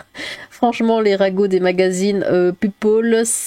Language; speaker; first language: French; native; French